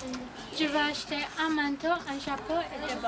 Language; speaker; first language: French; non-native, learner; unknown